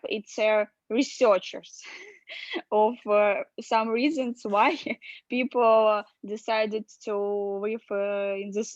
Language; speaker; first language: English; non-native, learner; Russian